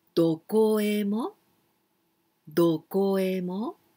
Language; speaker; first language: Japanese; native; Japanese